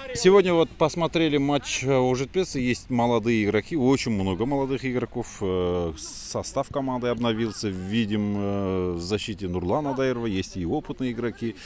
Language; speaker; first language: Russian; non-native, local second language; Kazakh